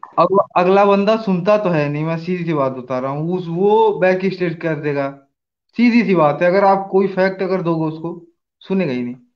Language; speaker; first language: Hindi; native; Hindi